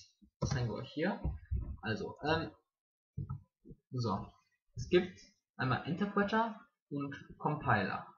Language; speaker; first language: German; native; German